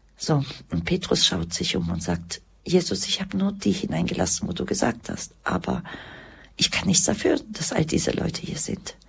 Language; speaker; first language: German; early bilingual, other home language; Croatian